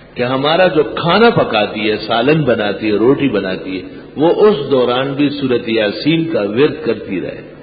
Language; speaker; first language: Urdu; non-native, local second language; Pashto